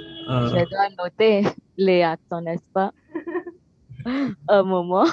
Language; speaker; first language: French; non-native, learner; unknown